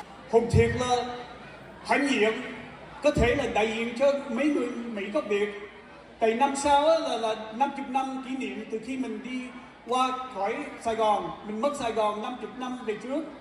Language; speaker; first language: Vietnamese; early bilingual, heritage; Vietnamese